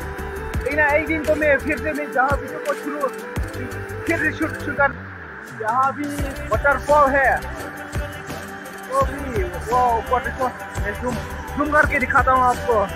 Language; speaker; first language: Hindi; non-native, local second language; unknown